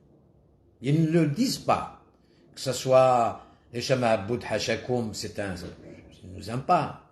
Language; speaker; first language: French; non-native, local second language; Kabyle